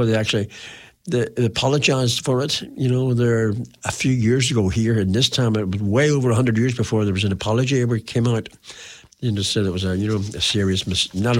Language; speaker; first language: English; native; English